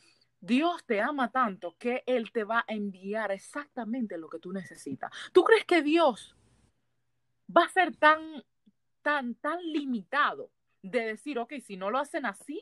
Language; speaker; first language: Spanish; early bilingual, heritage; Spanish